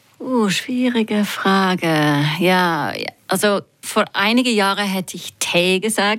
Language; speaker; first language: German; non-native, fluent; English